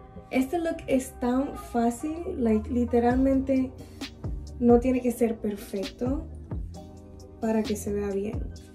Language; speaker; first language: Spanish; early bilingual, heritage; Spanish